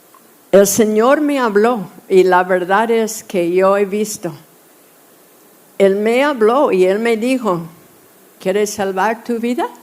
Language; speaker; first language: Spanish; non-native, fluent; English